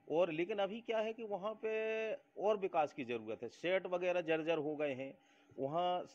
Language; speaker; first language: Hindi; native; Hindi